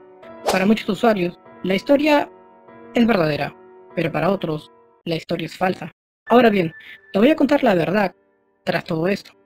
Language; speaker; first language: Spanish; native; Spanish